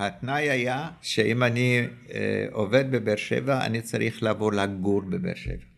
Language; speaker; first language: Hebrew; early bilingual, other home language; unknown